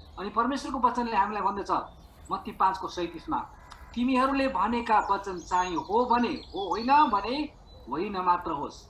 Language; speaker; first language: Nepali; native; Nepali